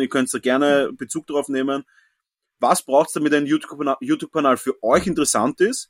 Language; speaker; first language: German; native; German